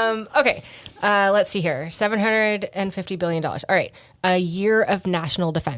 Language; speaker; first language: English; native; English